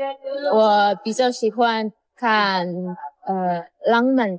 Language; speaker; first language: Chinese; non-native, fluent; Indonesian